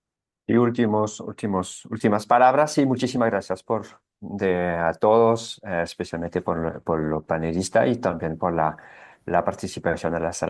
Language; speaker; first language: Spanish; non-native, fluent; French